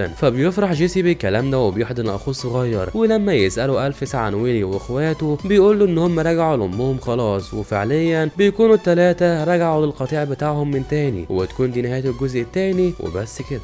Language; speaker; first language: Arabic; native; Arabic